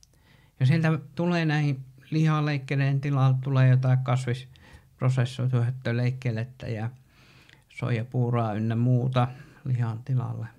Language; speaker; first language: Finnish; native; Finnish